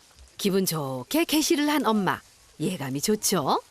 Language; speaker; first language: Korean; native; Korean